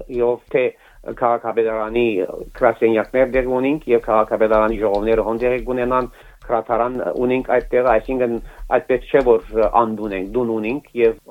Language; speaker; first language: Armenian; early bilingual, heritage; Armenian